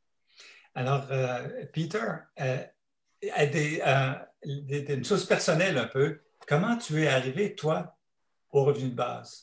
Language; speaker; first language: French; native; French